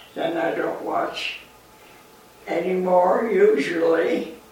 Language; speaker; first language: English; native; English